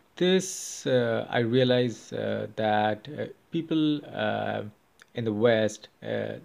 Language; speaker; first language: English; non-native, local second language; Hindi